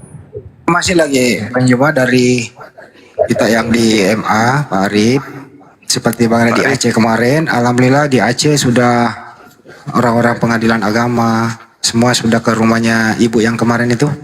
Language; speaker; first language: Indonesian; native; Indonesian